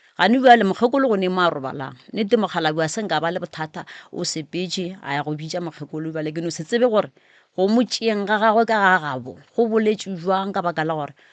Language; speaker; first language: Northern Sotho; native; Northern Sotho